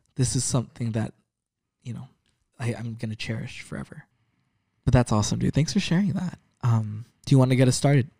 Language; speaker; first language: English; early bilingual, other home language; Filipino